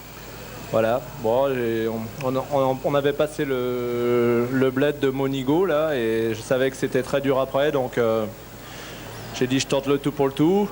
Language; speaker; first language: French; native; French